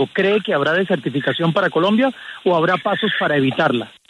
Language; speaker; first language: Spanish; native; Spanish